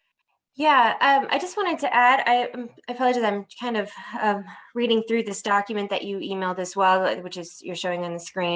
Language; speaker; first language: English; native; English